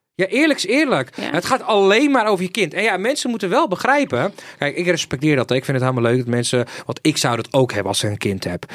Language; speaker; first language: Dutch; early bilingual, other home language; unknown